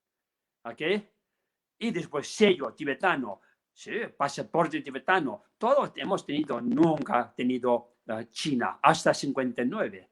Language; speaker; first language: Spanish; non-native, learner; Tibetan